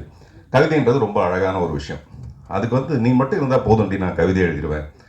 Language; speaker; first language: Tamil; native; Tamil